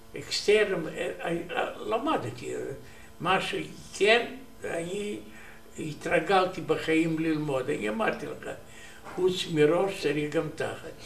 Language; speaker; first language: Hebrew; non-native, learner; Romanian